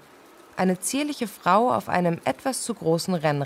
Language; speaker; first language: German; native; German